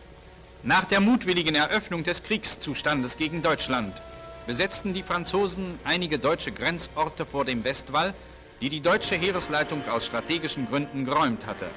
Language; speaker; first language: German; native; German